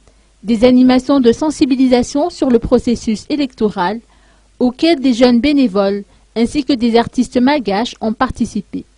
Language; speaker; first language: French; non-native, local second language; Malagasy